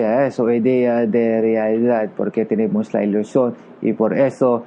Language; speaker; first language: Spanish; non-native, learner; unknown